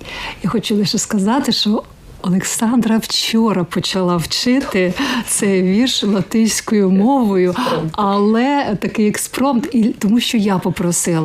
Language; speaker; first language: Ukrainian; native; Ukrainian